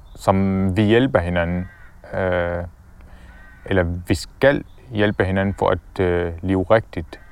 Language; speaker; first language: Danish; non-native, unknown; Arabic